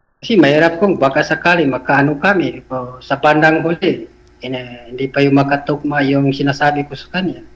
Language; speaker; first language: Filipino; non-native, local second language; Cebuano